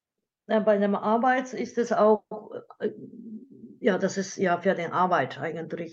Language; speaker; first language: German; non-native, learner; Japanese